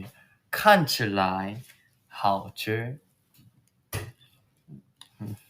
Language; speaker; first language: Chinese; non-native, learner; Korean